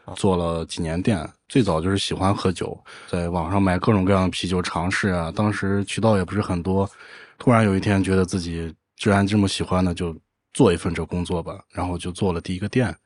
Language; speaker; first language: Chinese; native; Chinese